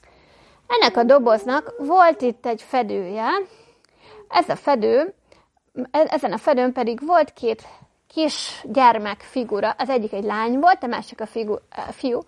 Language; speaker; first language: Hungarian; native; Hungarian